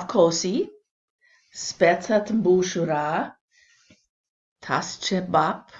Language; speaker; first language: Albanian; non-native, learner; English